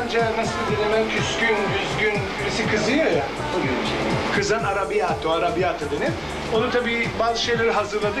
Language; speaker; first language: Turkish; non-native, fluent; English